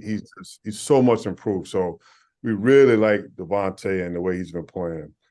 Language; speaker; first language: English; native; English